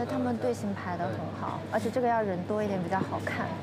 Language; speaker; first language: Chinese; native; Chinese